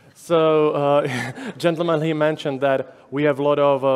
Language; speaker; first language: English; non-native, fluent; Czech